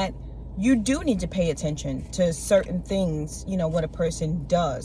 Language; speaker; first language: English; native; English